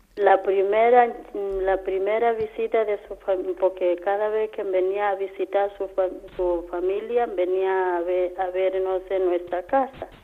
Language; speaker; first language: Spanish; non-native, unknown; Kamba